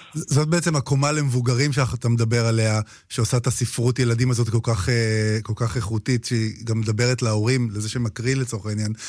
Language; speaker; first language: Hebrew; native; Hebrew